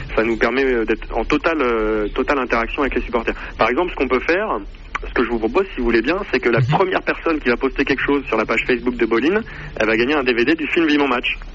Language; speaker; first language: French; native; French